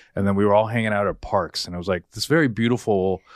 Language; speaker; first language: English; native; English